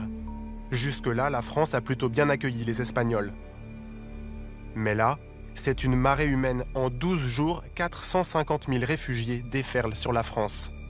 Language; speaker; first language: French; native; French